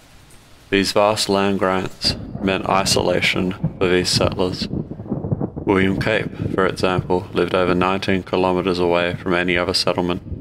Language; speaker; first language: English; native; English